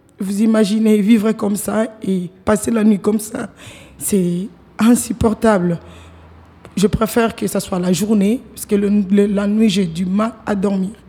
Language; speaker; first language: French; non-native, local second language; Lingala